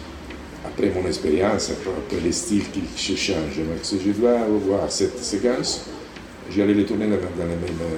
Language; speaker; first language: French; non-native, learner; Italian